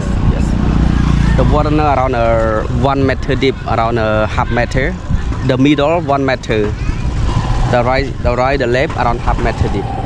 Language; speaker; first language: English; non-native, learner; Khmer